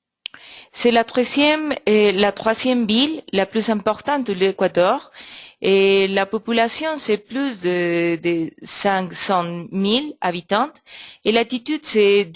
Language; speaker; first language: French; non-native, learner; Spanish